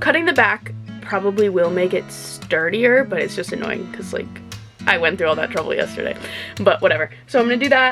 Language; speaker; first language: English; native; English